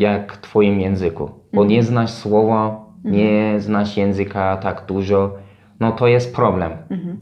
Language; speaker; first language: Polish; non-native, learner; Turkish